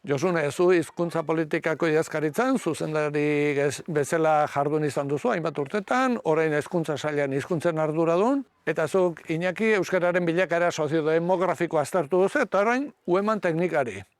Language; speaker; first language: Basque; native; Basque